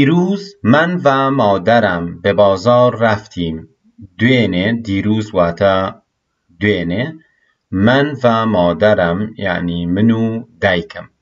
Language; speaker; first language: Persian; non-native, fluent; Central Kurdish